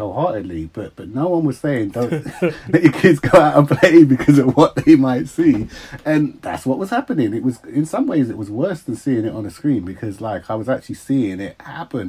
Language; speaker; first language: English; native; English